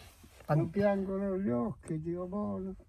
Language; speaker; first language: Italian; native; Italian